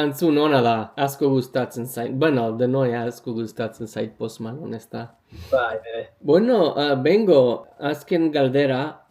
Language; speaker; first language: Basque; non-native, learner; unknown